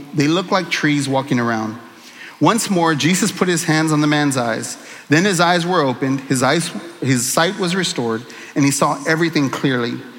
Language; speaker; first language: English; native; English